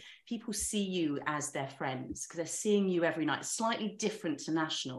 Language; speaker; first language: English; native; English